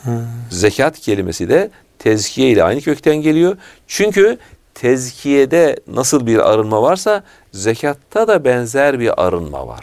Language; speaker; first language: Turkish; native; Turkish